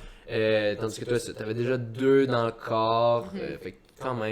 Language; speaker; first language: French; native; French